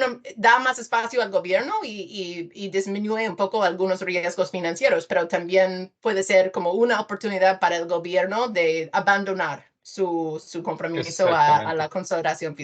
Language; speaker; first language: Spanish; non-native, fluent; English